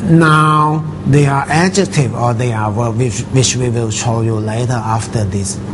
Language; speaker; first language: English; non-native, fluent; Thai